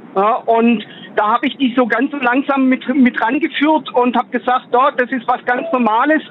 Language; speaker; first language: German; native; German